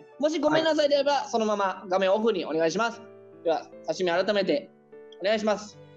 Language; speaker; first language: Japanese; native; Japanese